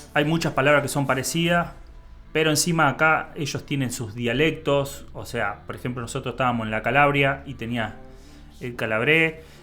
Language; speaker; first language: Spanish; native; Spanish